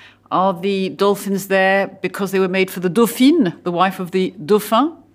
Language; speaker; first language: English; native; English